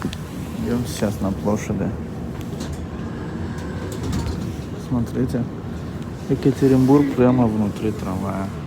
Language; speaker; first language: Russian; non-native, fluent; Tajik